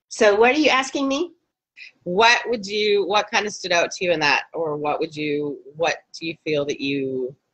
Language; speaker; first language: English; native; English